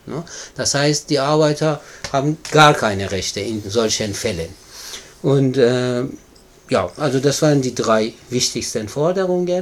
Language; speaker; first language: German; non-native, fluent; Persian